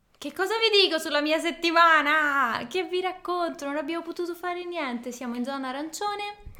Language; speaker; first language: Italian; native; Italian